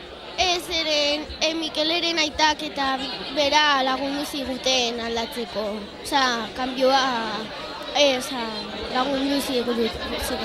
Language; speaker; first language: Basque; non-native, local second language; Spanish